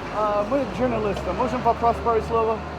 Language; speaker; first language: Russian; non-native, learner; English